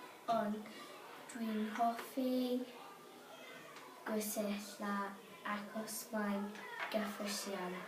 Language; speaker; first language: Welsh; non-native, learner; English